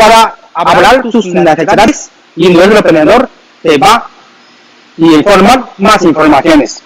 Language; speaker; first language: Spanish; non-native, learner; Chinese